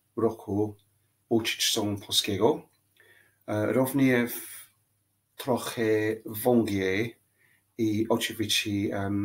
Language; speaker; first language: Polish; non-native, learner; English